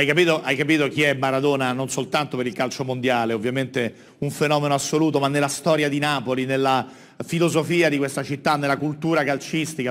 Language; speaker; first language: Italian; native; Italian